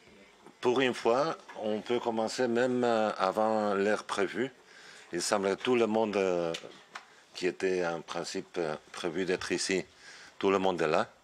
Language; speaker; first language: French; non-native, fluent; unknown